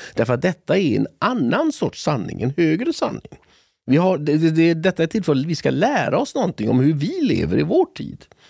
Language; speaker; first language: Swedish; native; Swedish